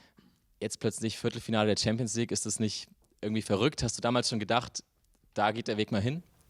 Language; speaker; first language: German; native; German